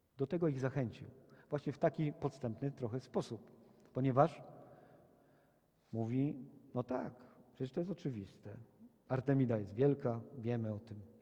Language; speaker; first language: Polish; native; Polish